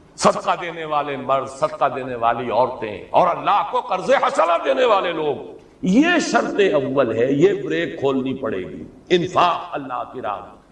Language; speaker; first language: Urdu; native; Urdu